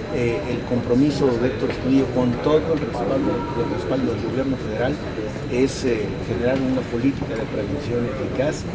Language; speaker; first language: Spanish; native; Spanish